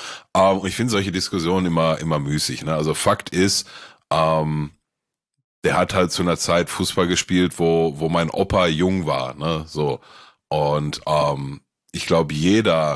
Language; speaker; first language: German; native; German